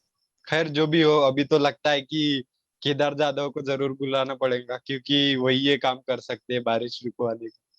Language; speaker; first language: Hindi; native; Hindi